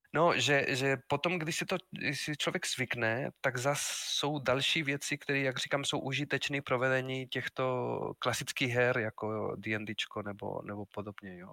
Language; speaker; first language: Czech; non-native, fluent; Spanish